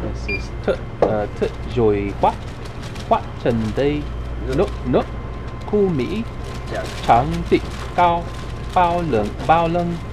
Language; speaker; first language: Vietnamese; non-native, learner; English